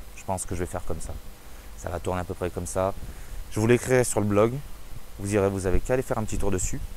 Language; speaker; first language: French; native; French